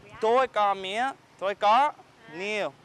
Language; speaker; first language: Vietnamese; non-native, learner; English